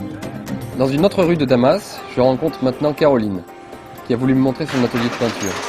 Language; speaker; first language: French; native; French